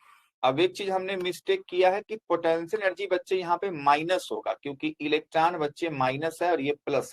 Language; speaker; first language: Hindi; native; Hindi